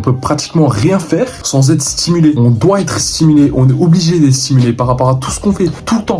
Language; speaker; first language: French; native; French